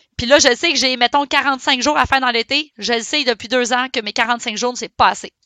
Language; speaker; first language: French; native; French